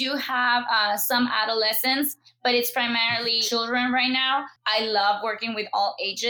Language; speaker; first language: English; non-native, fluent; Spanish